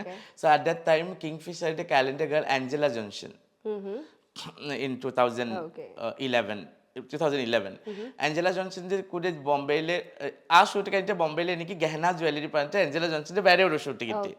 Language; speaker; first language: Malayalam; non-native, fluent; Assamese